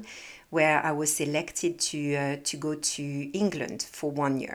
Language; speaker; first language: English; non-native, fluent; French